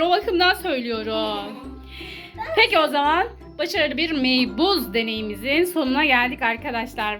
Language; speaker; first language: Turkish; native; Turkish